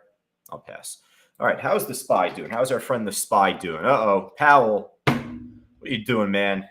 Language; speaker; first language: English; native; English